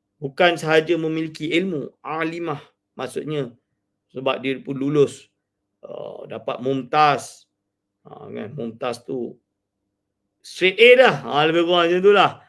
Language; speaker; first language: Malay; native; Malay